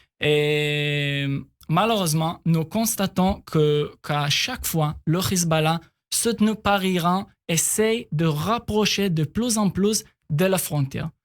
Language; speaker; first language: French; non-native, fluent; Hebrew